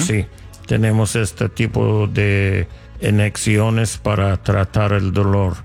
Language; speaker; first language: Spanish; non-native, fluent; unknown